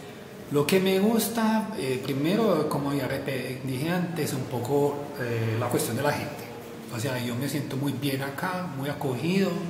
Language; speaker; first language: Spanish; non-native, fluent; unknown